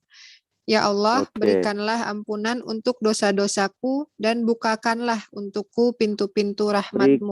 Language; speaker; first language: Indonesian; non-native, fluent; Arabic